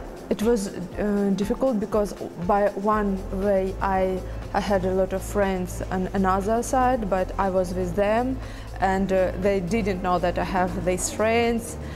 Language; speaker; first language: English; non-native, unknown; Russian